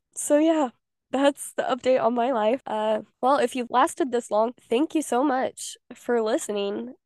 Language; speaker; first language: English; native; English